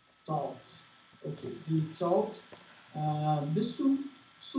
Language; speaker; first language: English; non-native, learner; Portuguese